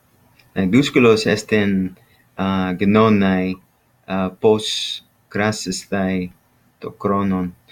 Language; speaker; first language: Greek; non-native, learner; English